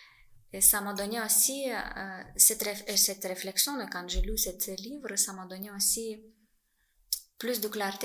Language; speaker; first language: French; non-native, fluent; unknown